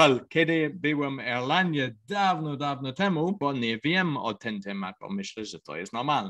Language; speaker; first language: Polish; non-native, learner; English